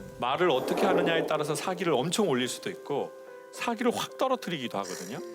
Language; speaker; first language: Korean; native; Korean